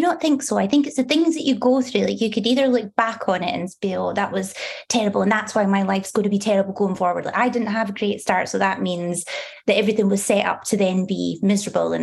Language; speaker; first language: English; native; English